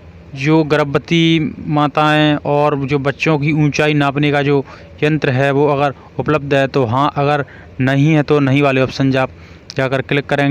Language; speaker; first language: Hindi; native; Hindi